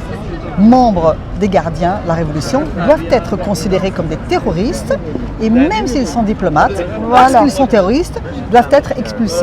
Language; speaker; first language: French; native; French